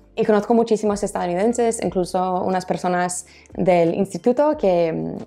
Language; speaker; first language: Spanish; non-native, fluent; English